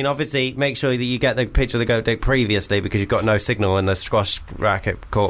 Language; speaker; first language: English; native; English